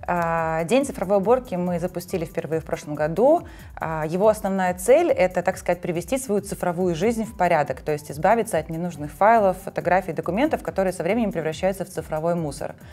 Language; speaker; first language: Russian; native; Russian